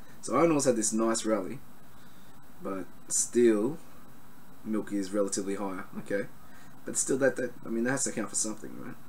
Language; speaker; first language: English; native; English